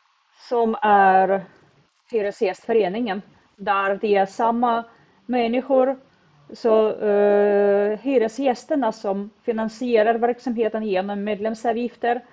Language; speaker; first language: Swedish; non-native, fluent; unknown